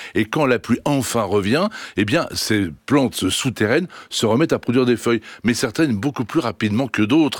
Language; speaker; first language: French; native; French